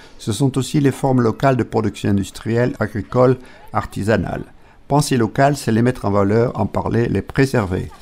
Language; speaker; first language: French; native; French